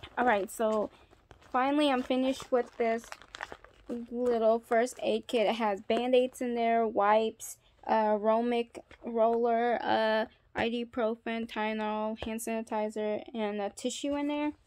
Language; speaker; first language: English; native; English